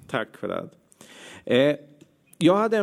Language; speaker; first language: Swedish; native; Swedish